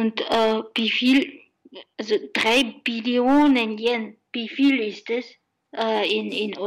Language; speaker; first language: German; non-native, learner; Japanese